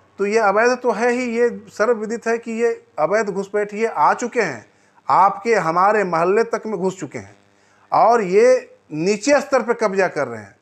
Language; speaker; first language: Hindi; native; Hindi